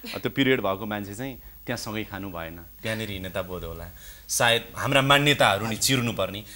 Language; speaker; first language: Nepali; native; Nepali